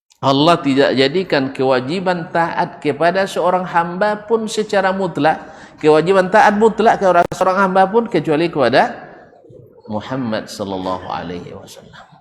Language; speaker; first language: Malay; native; Malay